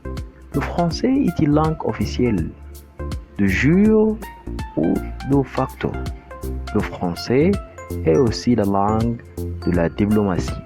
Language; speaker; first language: French; non-native, fluent; Arabic